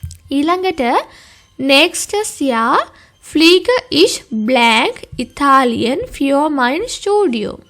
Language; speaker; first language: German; non-native, fluent; Sinhala